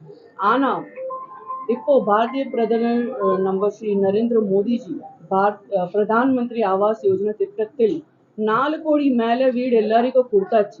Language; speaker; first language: Tamil; non-native, learner; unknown